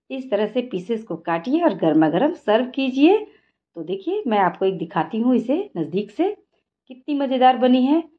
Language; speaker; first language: Hindi; native; Hindi